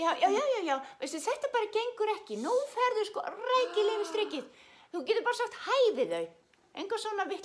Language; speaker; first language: Icelandic; non-native, fluent; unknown